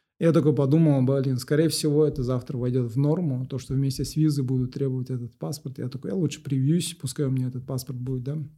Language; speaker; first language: Russian; non-native, local second language; Kazakh